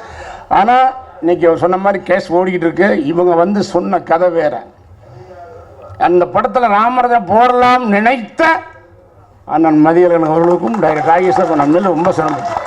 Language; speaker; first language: Tamil; native; Tamil